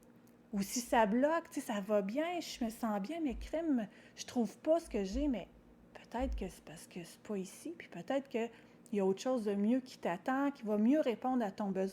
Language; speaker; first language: French; native; French